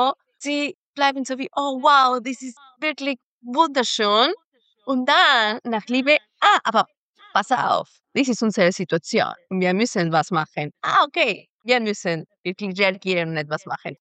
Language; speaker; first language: German; non-native, fluent; Spanish